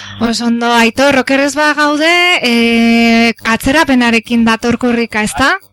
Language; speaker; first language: Basque; non-native, local second language; Spanish